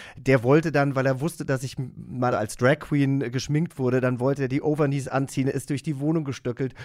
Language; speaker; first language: German; native; German